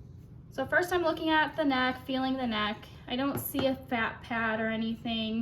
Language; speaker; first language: English; native; English